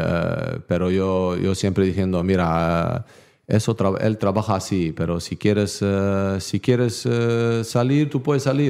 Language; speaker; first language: Spanish; non-native, learner; Bosnian